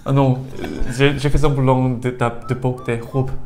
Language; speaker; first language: French; non-native, learner; Korean